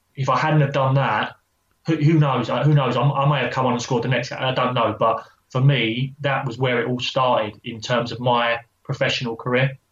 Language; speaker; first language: English; native; English